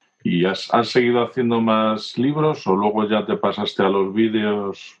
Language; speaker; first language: Spanish; native; Spanish